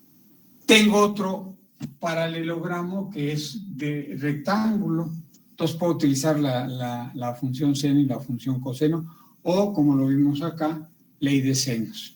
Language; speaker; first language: Spanish; native; Spanish